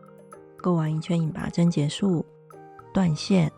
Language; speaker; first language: Chinese; native; Chinese